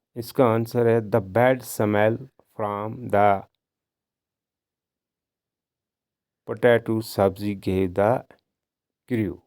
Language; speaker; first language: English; non-native, local second language; Urdu